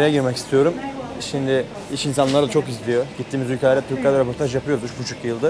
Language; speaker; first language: Turkish; native; Turkish